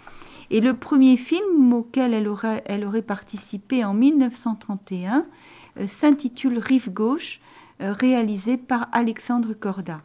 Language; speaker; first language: French; native; French